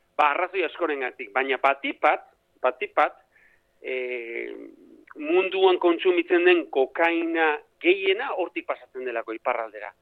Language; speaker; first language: Basque; native; Basque